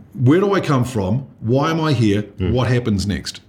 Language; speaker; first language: English; native; English